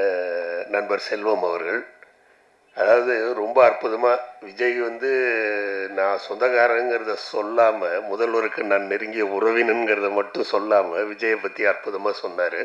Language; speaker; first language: Tamil; native; Tamil